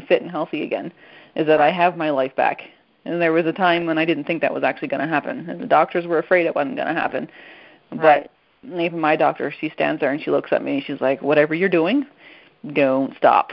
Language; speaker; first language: English; non-native, fluent; French